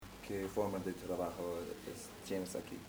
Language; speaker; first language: Spanish; non-native, learner; English